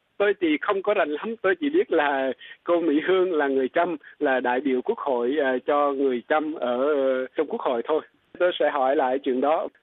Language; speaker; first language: Vietnamese; non-native, local second language; Eastern Cham